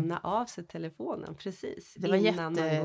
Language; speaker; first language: Swedish; early bilingual, heritage; Swedish